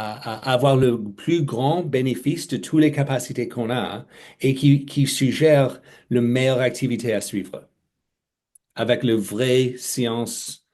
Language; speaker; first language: French; non-native, fluent; English